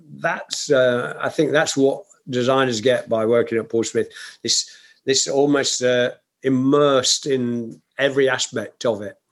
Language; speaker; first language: English; native; English